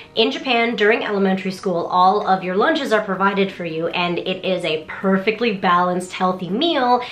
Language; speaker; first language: English; native; English